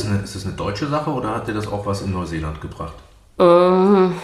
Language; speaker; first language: German; native; German